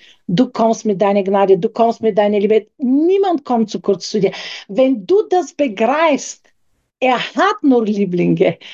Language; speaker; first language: German; non-native, fluent; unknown